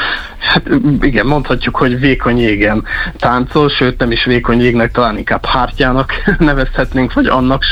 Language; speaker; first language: Hungarian; native; Hungarian